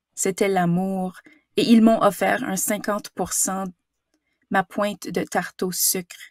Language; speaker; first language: French; native; French